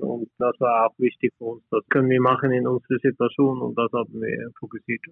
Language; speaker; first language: German; non-native, learner; Norwegian